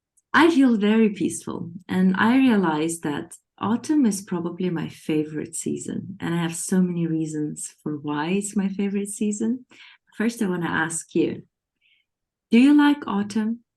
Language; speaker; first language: English; non-native, fluent; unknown